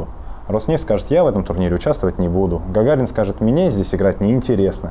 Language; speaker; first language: Russian; native; Russian